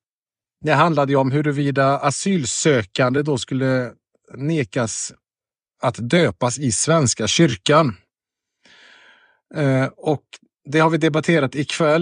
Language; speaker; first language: Swedish; native; Swedish